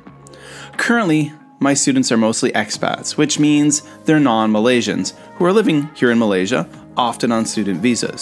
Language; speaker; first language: English; native; English